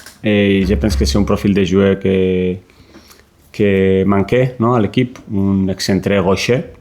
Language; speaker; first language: French; non-native, learner; Spanish